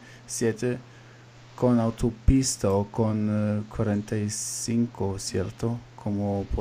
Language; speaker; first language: Spanish; non-native, fluent; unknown